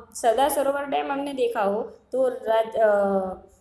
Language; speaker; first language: Hindi; non-native, local second language; Gujarati